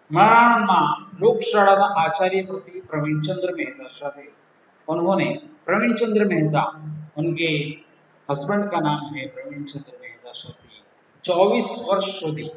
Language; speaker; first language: Hindi; non-native, local second language; Gujarati